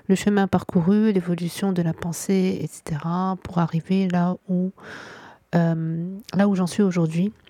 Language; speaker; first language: French; non-native, local second language; Arabic